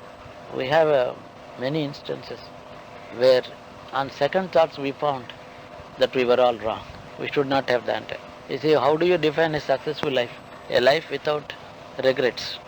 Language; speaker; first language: English; non-native, local second language; Telugu